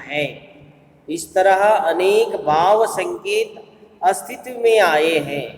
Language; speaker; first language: Hindi; non-native, local second language; Kannada